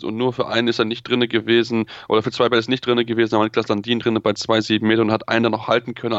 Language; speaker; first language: German; native; German